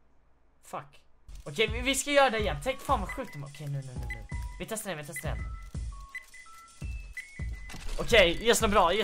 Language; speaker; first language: Swedish; native; Swedish